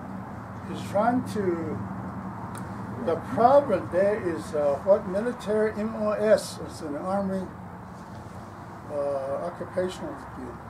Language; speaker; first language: English; non-native, local second language; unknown